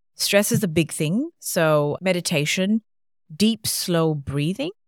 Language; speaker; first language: English; non-native, local second language; Tamil